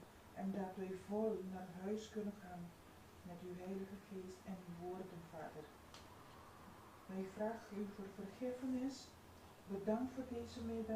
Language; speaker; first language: Dutch; non-native, local second language; Papiamento